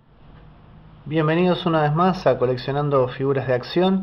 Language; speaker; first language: Spanish; native; Spanish